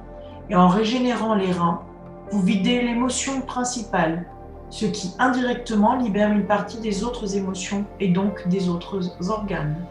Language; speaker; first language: French; native; French